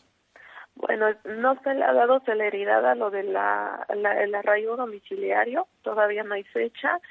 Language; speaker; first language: Spanish; native; Spanish